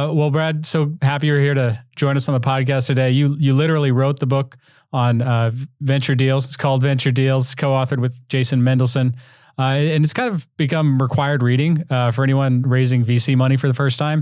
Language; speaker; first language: English; native; English